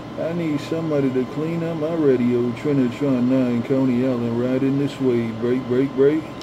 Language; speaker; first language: English; native; English